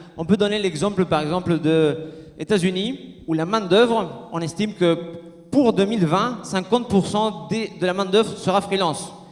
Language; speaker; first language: French; non-native, fluent; Spanish